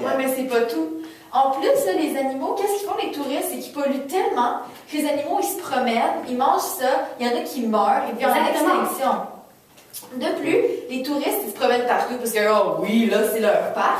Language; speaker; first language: French; native; French